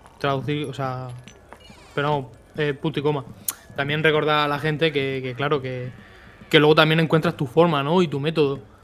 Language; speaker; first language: Spanish; native; Spanish